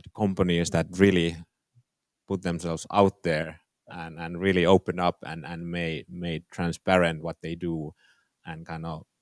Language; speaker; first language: English; non-native, fluent; Finnish